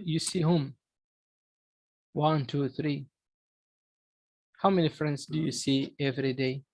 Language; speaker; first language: English; non-native, fluent; Arabic